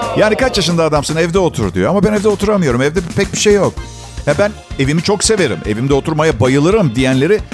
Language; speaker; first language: Turkish; native; Turkish